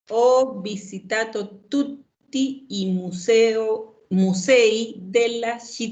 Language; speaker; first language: Italian; non-native, learner; Spanish